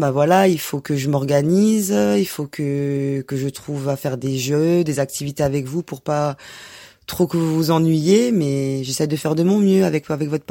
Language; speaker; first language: French; native; French